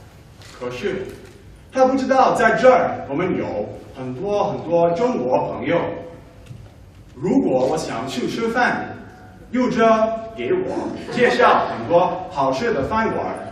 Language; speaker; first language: Chinese; non-native, fluent; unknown